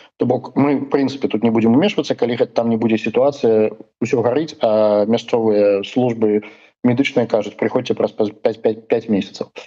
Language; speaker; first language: Belarusian; non-native, local second language; Russian